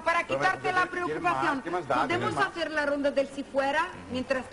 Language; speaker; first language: Spanish; native; Spanish